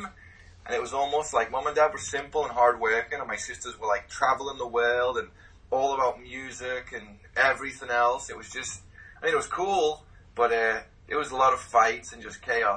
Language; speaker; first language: English; native; English